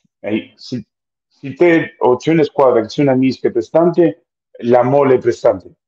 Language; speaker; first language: Italian; non-native, fluent; Spanish